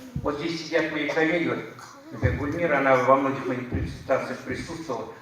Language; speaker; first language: Russian; non-native, local second language; Uyghur